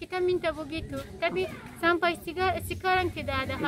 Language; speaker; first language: Indonesian; non-native, learner; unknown